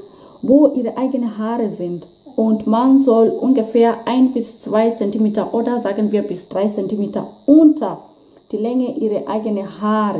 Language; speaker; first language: German; non-native, fluent; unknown